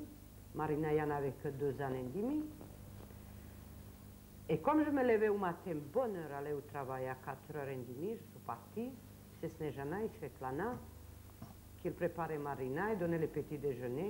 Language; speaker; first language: French; non-native, learner; Serbian